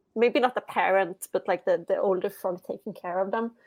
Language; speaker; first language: English; non-native, fluent; Swedish